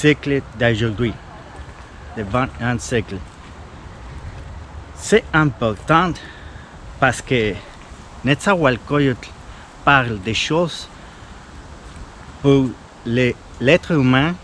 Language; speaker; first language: French; non-native, fluent; Spanish